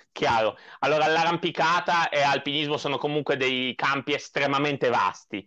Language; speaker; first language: Italian; non-native, fluent; Polish